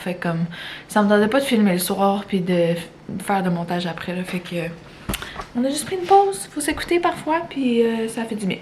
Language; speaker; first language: French; native; French